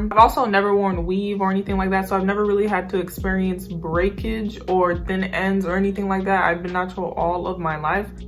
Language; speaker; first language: English; native; English